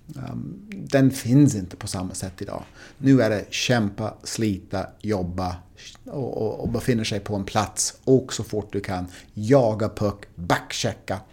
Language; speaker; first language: Swedish; non-native, fluent; English